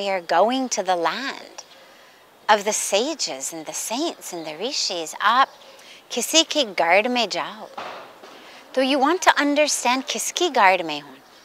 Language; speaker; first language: English; native; English